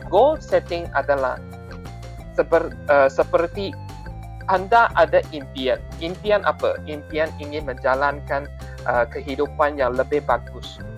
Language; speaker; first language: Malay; non-native, local second language; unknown